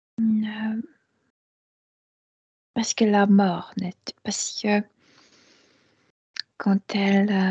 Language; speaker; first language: French; non-native, fluent; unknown